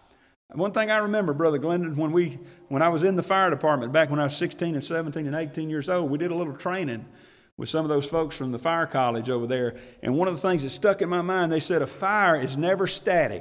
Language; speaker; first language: English; native; English